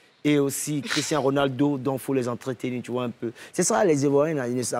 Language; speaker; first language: French; non-native, local second language; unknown